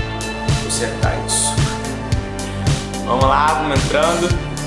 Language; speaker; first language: Portuguese; native; Portuguese